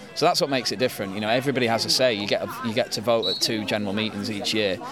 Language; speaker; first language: English; native; English